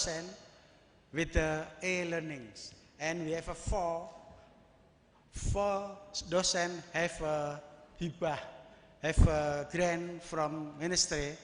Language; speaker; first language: English; non-native, learner; Indonesian